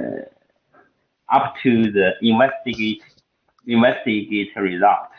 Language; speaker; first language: English; non-native, learner; Chinese